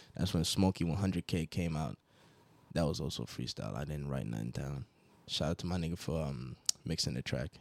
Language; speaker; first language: English; non-native, local second language; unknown